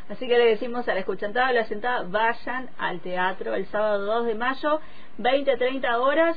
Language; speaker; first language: Spanish; native; Spanish